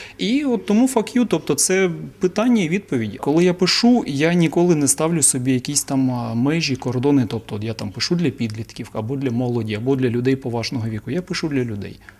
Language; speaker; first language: Ukrainian; non-native, local second language; Russian